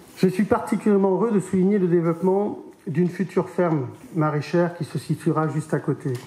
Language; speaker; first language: French; native; French